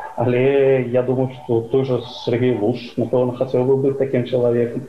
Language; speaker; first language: Russian; non-native, local second language; Belarusian